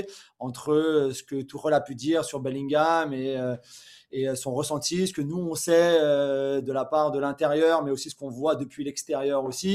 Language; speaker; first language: French; native; French